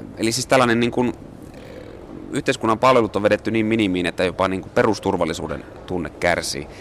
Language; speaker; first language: Finnish; native; Finnish